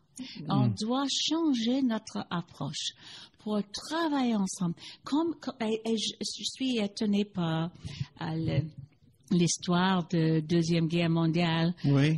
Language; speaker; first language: French; non-native, learner; English